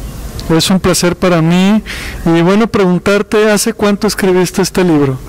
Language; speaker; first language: Spanish; native; Spanish